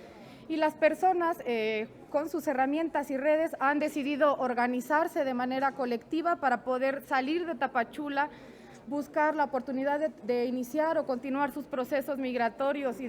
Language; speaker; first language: Spanish; native; Spanish